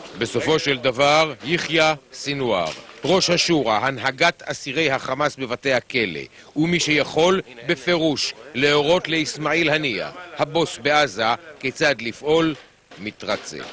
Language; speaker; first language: Hebrew; native; Hebrew